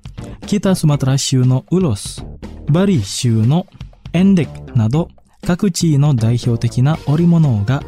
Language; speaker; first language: Japanese; non-native, fluent; Indonesian